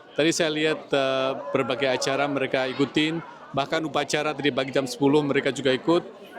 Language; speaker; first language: Indonesian; native; Indonesian